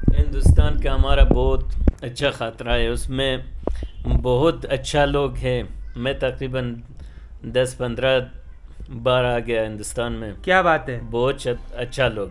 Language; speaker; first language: Hindi; non-native, learner; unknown